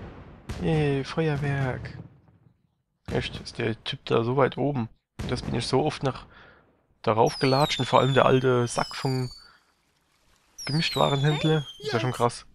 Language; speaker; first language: German; native; German